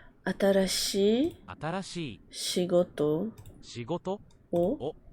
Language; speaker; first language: Japanese; non-native, learner; English